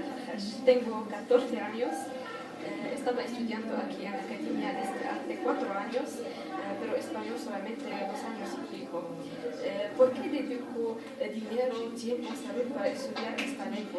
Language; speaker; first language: Spanish; non-native, fluent; Arabic